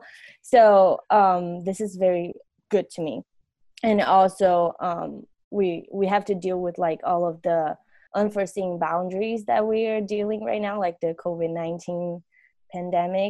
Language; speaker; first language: English; non-native, fluent; Portuguese